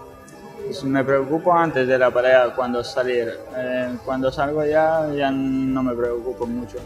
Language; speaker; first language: Spanish; non-native, fluent; Ukrainian